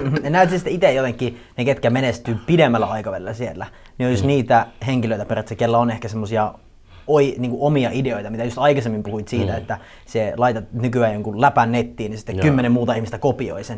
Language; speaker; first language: Finnish; native; Finnish